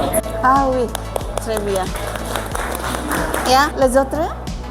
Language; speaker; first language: French; non-native, learner; Indonesian